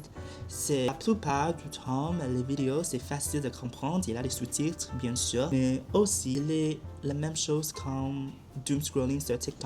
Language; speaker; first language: French; non-native, learner; Chinese